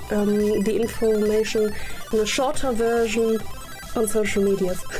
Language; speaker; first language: English; non-native, learner; German